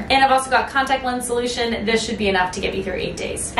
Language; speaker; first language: English; native; English